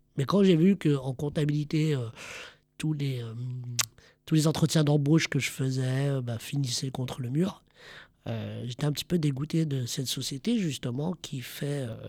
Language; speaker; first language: French; early bilingual, other home language; Arabic